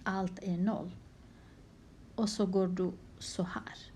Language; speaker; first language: Swedish; non-native, fluent; Kurdish